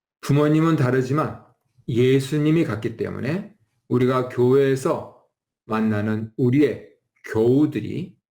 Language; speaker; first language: Korean; native; Korean